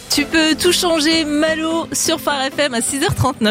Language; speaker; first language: French; native; French